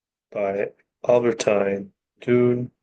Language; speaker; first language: Dutch; non-native, learner; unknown